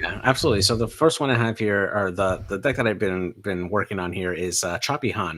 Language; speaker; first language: English; native; English